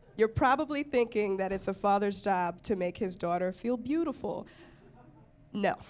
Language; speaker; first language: English; native; English